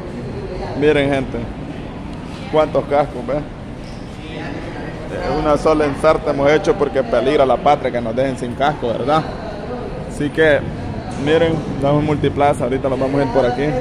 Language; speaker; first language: Spanish; native; Spanish